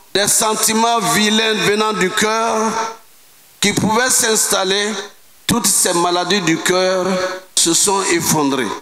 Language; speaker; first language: French; non-native, local second language; Dyula